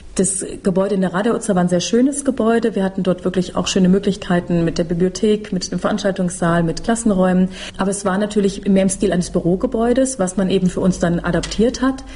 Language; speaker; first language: German; native; German